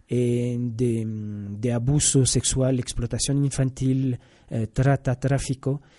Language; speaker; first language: Spanish; non-native, fluent; French